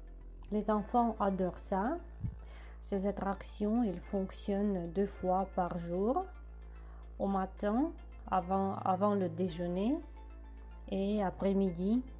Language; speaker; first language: French; non-native, learner; Russian